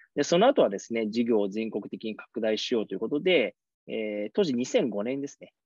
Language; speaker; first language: Japanese; native; Japanese